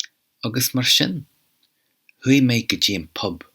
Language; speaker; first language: Irish; non-native, fluent; English